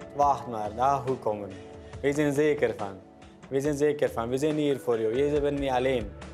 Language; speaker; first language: Dutch; non-native, learner; Persian